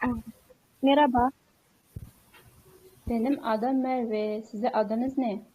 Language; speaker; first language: Turkish; non-native, learner; Uzbek